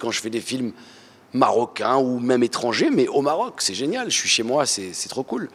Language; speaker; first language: French; early bilingual, other home language; Arabic